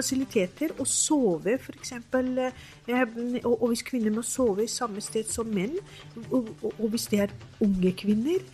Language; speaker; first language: Norwegian; non-native, fluent; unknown